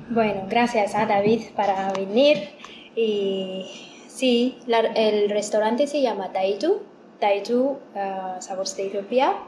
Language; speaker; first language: Spanish; non-native, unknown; Amharic